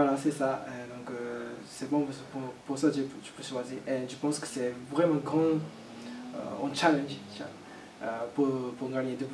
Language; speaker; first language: French; non-native, learner; Japanese